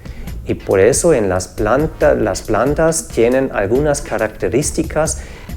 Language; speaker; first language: Spanish; non-native, fluent; German